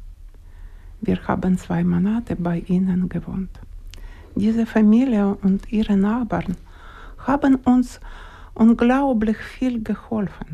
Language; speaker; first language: German; non-native, learner; Ukrainian